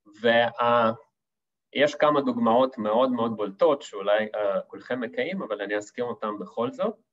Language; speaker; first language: Hebrew; non-native, fluent; Russian